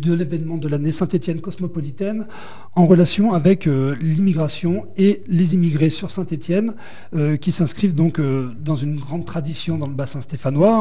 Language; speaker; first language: French; native; French